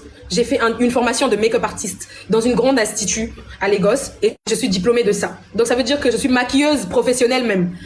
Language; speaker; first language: French; non-native, local second language; Lingala